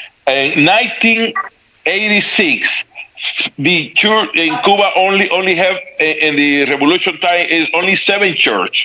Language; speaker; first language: English; non-native, learner; Spanish